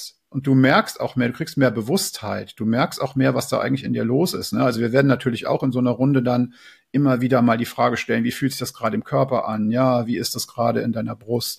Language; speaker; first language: German; native; German